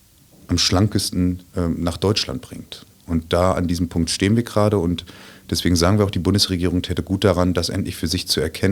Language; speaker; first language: German; native; German